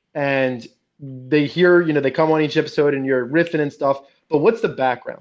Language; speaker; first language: English; native; English